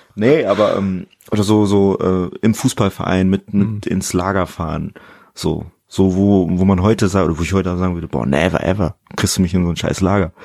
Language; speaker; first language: German; early bilingual, other home language; Fula